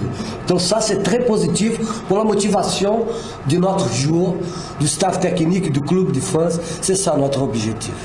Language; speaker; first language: French; non-native, fluent; Portuguese